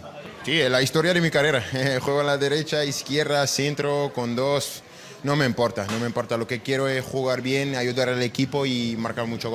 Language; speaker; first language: Spanish; non-native, fluent; French